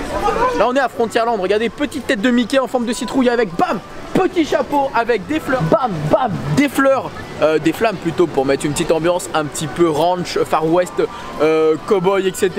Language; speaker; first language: French; native; French